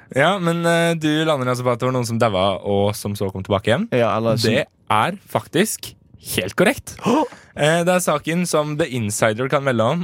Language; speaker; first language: Norwegian; native; Norwegian